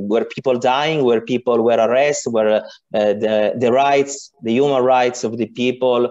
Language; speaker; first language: English; non-native, learner; Italian